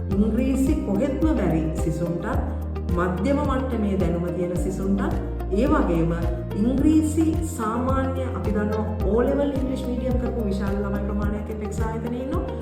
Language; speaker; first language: Sinhala; native; Sinhala